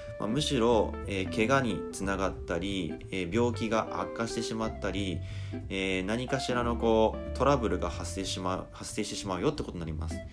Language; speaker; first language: Japanese; native; Japanese